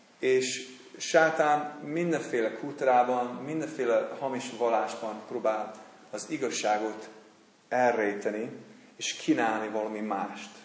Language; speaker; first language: Hungarian; non-native, fluent; English